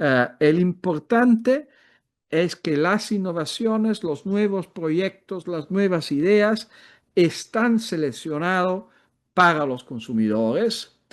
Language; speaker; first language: Spanish; non-native, fluent; Italian